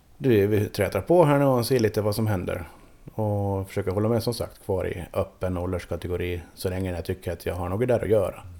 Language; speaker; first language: Swedish; native; Swedish